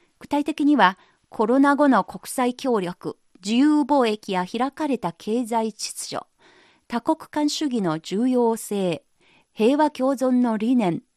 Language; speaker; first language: Japanese; non-native, fluent; Chinese